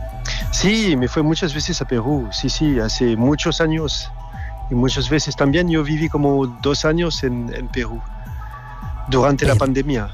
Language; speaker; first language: Spanish; non-native, learner; French